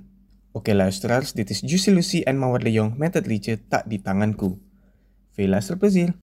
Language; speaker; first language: Dutch; non-native, fluent; Indonesian